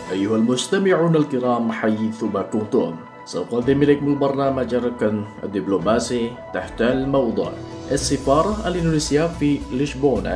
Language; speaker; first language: Arabic; non-native, fluent; Indonesian